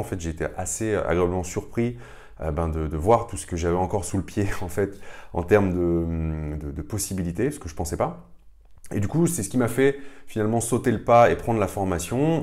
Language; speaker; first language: French; native; French